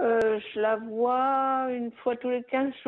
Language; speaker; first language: French; native; French